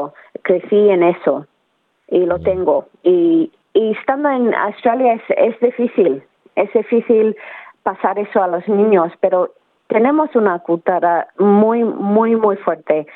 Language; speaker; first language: Spanish; early bilingual, heritage; Spanish